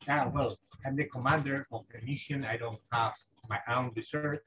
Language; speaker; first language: English; non-native, fluent; Spanish